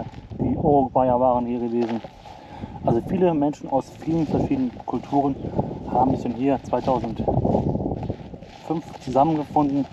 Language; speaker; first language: German; native; German